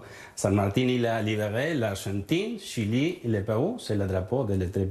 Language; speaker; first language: French; non-native, learner; Spanish